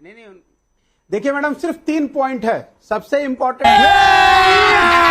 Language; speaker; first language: Hindi; native; Hindi